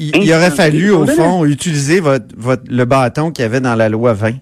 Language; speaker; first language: French; native; French